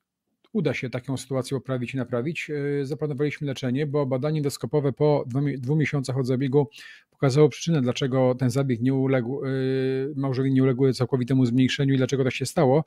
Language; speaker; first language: Polish; native; Polish